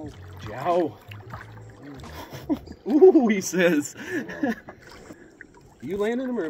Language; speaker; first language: English; native; English